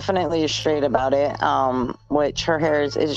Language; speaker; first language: English; native; English